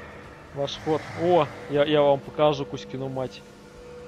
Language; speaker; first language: Russian; native; Russian